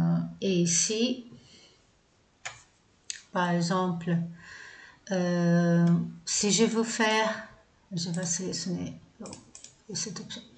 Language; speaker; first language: French; non-native, fluent; Portuguese